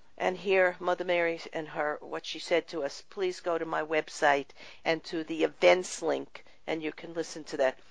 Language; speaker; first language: English; early bilingual, other home language; Russian